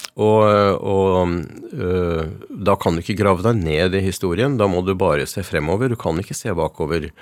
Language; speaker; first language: Norwegian; early bilingual, other home language; Yiddish